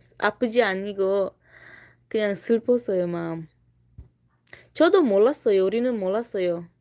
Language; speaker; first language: Korean; non-native, fluent; Tajik